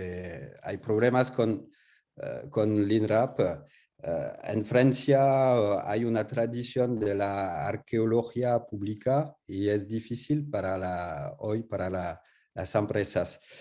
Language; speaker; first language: Spanish; non-native, learner; French